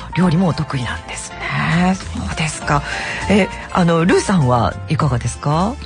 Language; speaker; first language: Japanese; native; Japanese